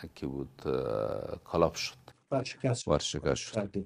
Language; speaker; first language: Persian; native; Persian